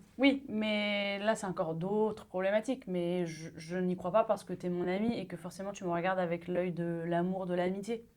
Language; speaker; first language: French; early bilingual, other home language; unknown